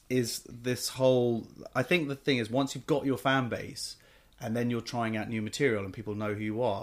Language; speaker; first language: English; native; English